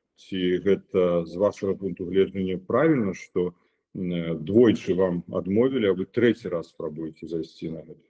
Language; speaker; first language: Belarusian; non-native, local second language; Russian